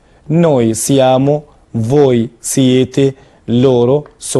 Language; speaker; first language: Italian; non-native, fluent; Arabic